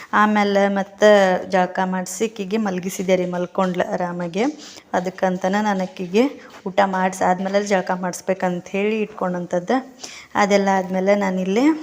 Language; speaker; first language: Kannada; native; Kannada